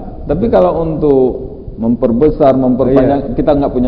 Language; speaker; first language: Malay; native; Malay